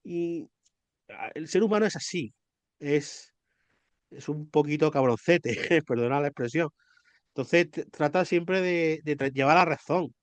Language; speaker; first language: Spanish; native; Spanish